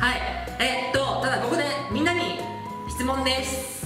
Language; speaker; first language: Japanese; native; Japanese